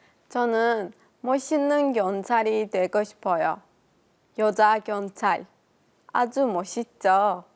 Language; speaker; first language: Korean; non-native, learner; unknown